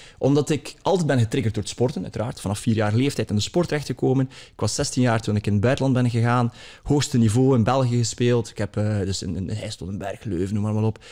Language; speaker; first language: Dutch; native; Dutch